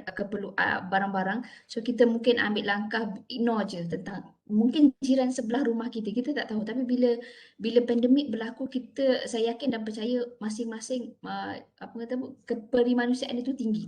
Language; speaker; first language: Malay; native; Malay